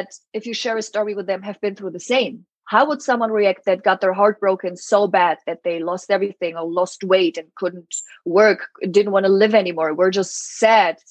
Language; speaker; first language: English; non-native, fluent; German